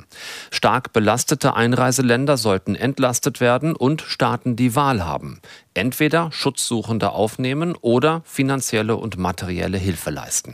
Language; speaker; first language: German; native; German